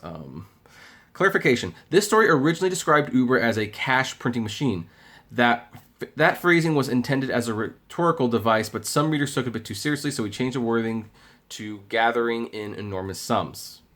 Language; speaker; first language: English; native; English